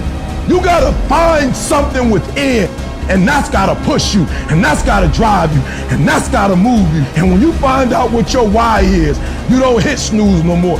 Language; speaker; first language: English; native; English